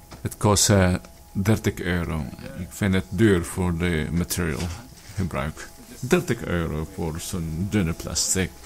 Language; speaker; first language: Dutch; non-native, learner; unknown